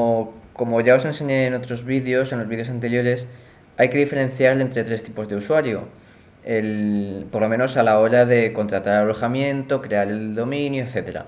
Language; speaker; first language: Spanish; native; Spanish